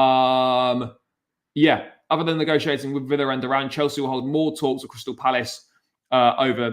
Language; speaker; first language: English; native; English